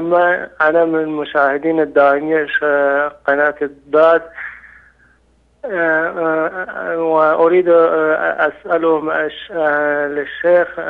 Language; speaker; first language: Arabic; non-native, learner; Baluchi